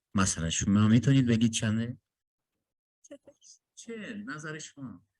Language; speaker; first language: Persian; non-native, learner; Russian